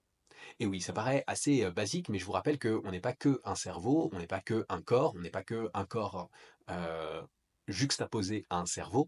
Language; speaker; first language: French; native; French